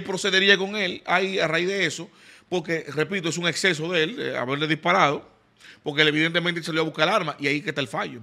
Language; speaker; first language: Spanish; native; Spanish